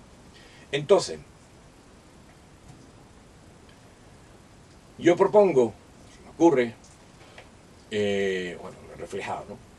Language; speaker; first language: Spanish; native; Spanish